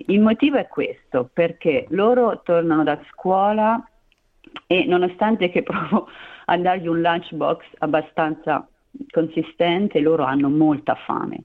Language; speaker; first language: Italian; native; Italian